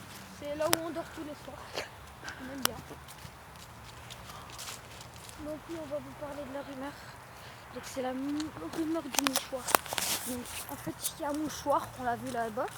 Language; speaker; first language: French; native; French